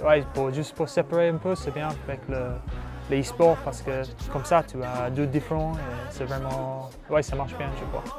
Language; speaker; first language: French; non-native, learner; English